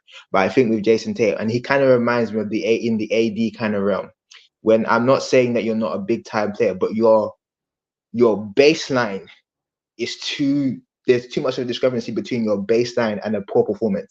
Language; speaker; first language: English; native; English